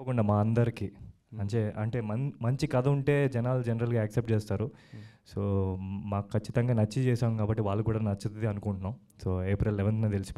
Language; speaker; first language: Telugu; native; Telugu